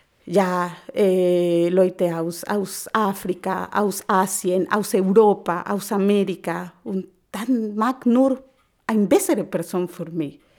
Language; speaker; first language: German; non-native, learner; Spanish